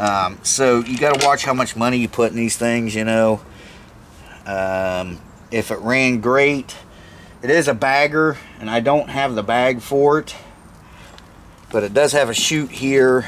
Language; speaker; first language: English; native; English